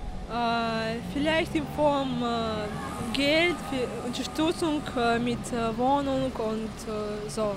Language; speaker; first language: German; non-native, learner; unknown